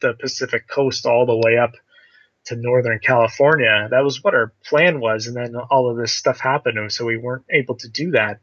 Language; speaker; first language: English; native; English